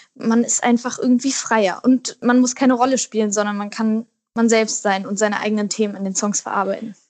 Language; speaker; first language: German; native; German